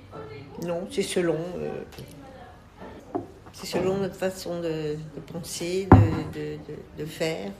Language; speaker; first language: French; non-native, fluent; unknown